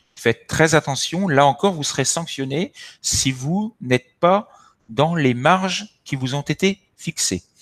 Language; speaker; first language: French; native; French